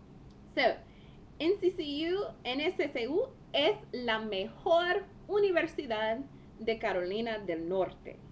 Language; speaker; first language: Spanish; non-native, fluent; English